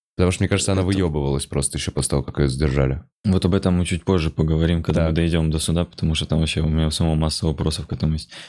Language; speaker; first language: Russian; native; Russian